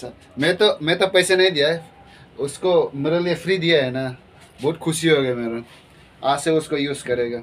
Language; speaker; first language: Hindi; non-native, local second language; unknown